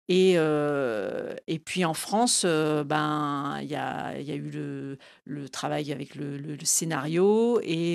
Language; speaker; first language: French; native; French